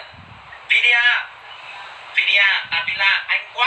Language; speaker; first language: Vietnamese; native; Vietnamese